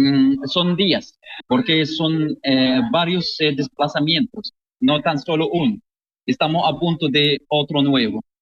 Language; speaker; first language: Spanish; non-native, fluent; Arabic